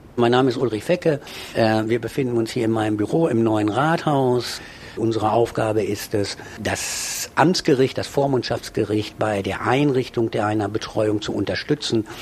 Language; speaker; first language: German; native; German